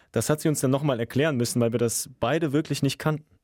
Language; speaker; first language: German; early bilingual, other home language; Russian